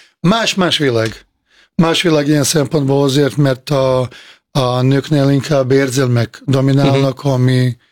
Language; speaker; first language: Hungarian; non-native, fluent; Bosnian